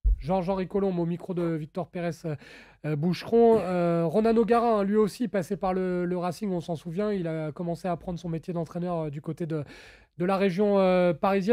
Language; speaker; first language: French; native; French